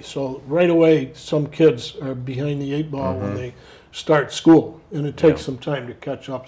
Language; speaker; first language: English; native; English